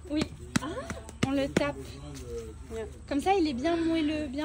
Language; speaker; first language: French; native; French